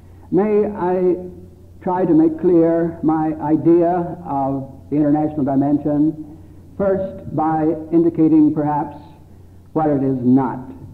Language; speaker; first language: English; native; English